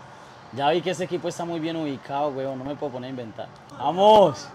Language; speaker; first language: Spanish; native; Spanish